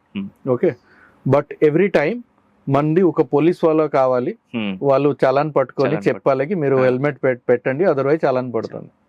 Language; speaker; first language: Telugu; non-native, learner; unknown